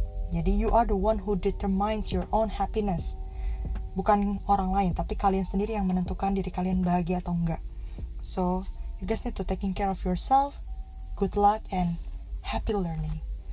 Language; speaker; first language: English; non-native, learner; Indonesian